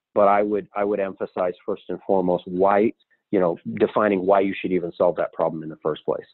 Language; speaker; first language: English; native; English